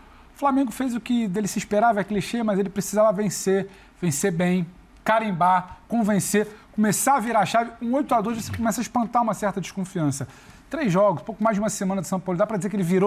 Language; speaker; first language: Portuguese; native; Portuguese